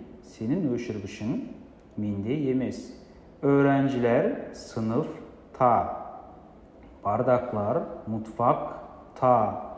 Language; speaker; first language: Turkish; non-native, fluent; Kazakh